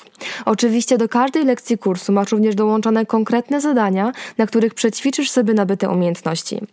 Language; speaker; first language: Polish; native; Polish